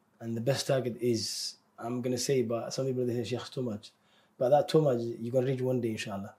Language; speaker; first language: English; non-native, fluent; Somali